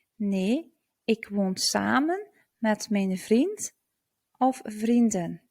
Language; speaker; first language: Dutch; non-native, fluent; Turkish